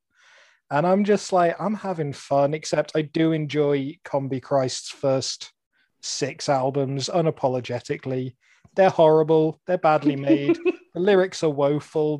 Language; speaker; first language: English; native; English